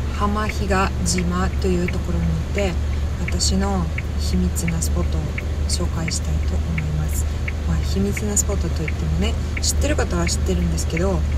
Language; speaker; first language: Japanese; non-native, fluent; Russian